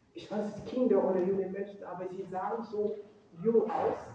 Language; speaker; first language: German; non-native, fluent; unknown